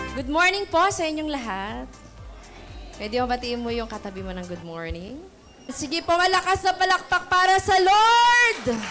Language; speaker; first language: Filipino; native; Filipino